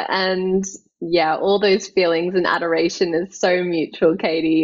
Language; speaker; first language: English; native; English